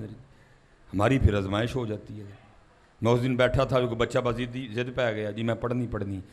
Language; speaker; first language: Urdu; non-native, local second language; Punjabi